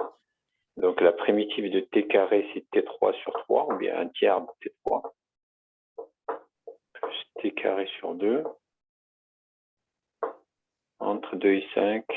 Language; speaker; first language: French; native; French